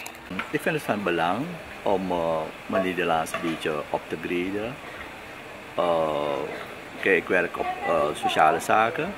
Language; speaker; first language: Dutch; non-native, local second language; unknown